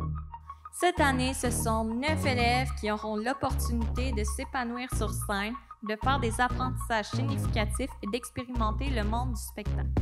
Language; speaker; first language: French; native; French